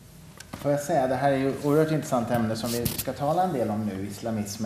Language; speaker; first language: Swedish; native; Swedish